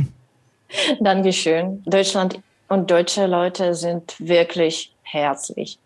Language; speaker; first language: German; non-native, learner; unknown